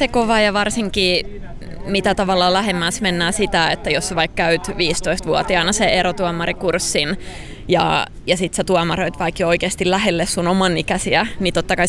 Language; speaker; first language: Finnish; native; Finnish